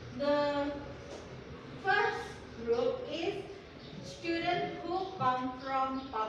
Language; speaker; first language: English; non-native, learner; Indonesian